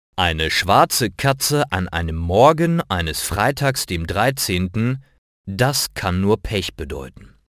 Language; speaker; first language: German; native; German